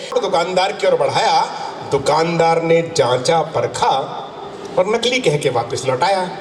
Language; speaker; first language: Hindi; non-native, local second language; Punjabi